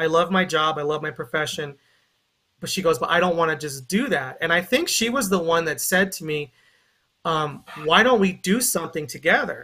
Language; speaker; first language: English; native; English